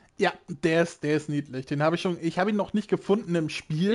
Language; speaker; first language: German; native; German